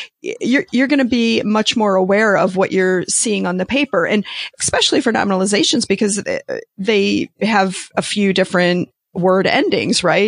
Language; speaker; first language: English; native; English